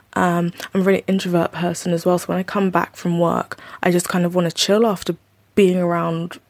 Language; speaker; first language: English; native; English